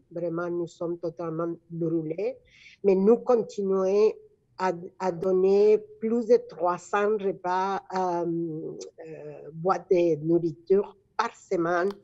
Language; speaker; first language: French; non-native, fluent; Spanish